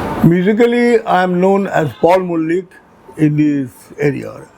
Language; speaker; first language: English; non-native, local second language; Bangla